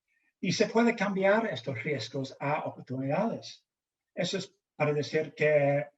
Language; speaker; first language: Spanish; non-native, fluent; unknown